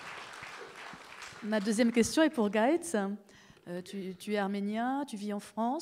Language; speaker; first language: French; native; French